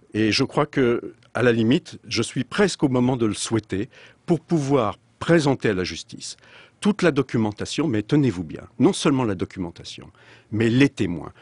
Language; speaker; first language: French; native; French